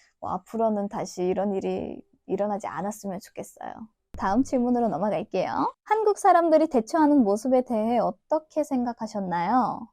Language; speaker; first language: Korean; non-native, fluent; Turkish